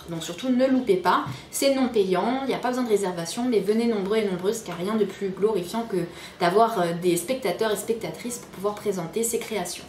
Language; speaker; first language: French; native; French